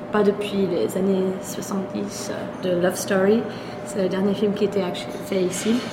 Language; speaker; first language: French; early bilingual, other home language; German